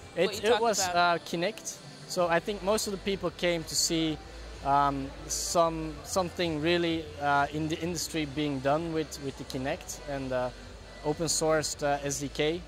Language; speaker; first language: English; non-native, fluent; Dutch